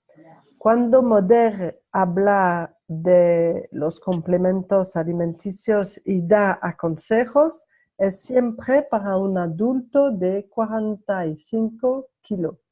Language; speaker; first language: Spanish; non-native, learner; French